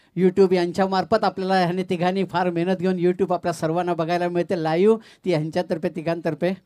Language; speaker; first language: Marathi; native; Marathi